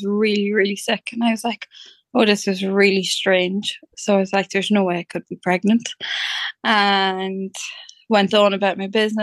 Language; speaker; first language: English; native; English